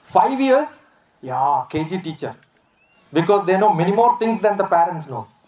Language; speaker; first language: English; non-native, local second language; Malayalam